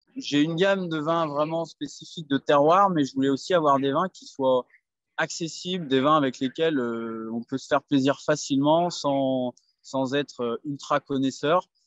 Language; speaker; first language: French; native; French